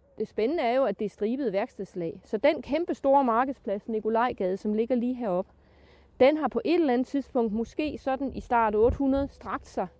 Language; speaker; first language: Danish; native; Danish